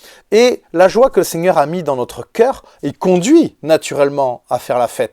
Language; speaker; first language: French; native; French